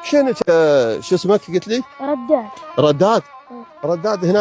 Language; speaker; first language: Arabic; native; Arabic